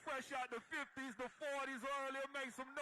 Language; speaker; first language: English; native; English